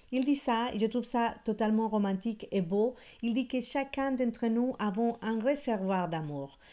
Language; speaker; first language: French; non-native, fluent; Spanish